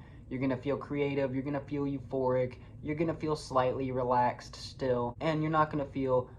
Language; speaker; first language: English; native; English